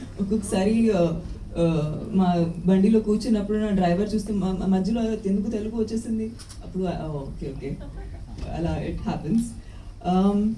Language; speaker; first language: Telugu; non-native, local second language; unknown